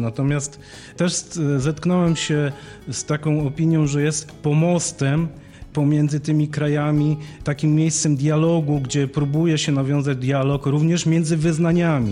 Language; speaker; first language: Polish; native; Polish